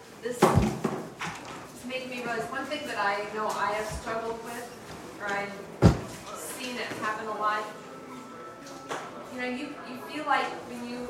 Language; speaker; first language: English; native; English